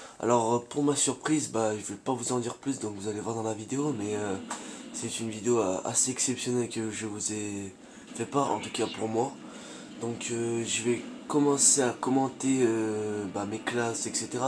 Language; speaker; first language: French; native; French